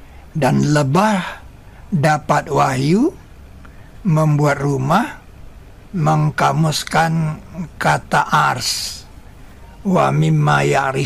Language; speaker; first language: Indonesian; native; Indonesian